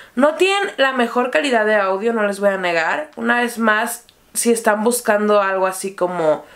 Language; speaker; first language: Spanish; native; Spanish